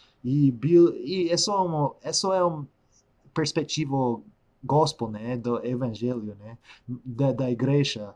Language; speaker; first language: Portuguese; non-native, fluent; English